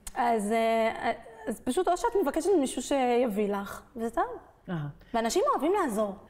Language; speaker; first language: Hebrew; early bilingual, other home language; French